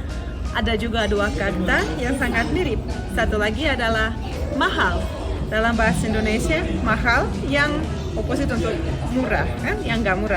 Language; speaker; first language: Indonesian; non-native, fluent; Russian